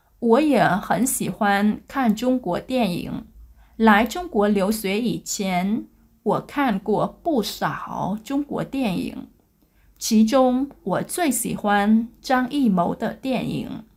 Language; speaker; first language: Chinese; non-native, learner; Vietnamese